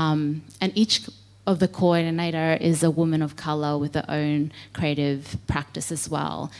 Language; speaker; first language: English; native; English